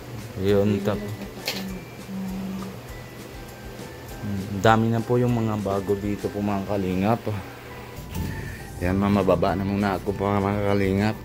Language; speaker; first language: Filipino; non-native, fluent; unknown